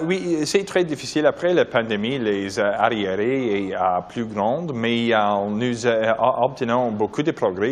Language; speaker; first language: French; non-native, learner; English